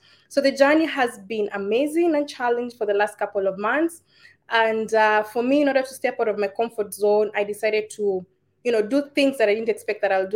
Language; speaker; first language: English; non-native, local second language; Kikuyu